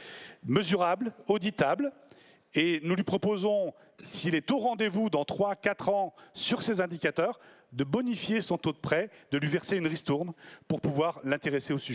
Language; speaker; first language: French; native; French